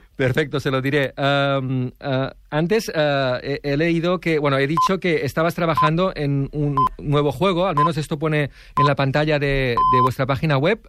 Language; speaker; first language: Spanish; non-native, local second language; Catalan